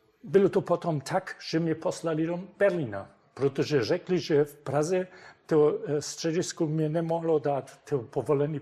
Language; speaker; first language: Czech; non-native, fluent; German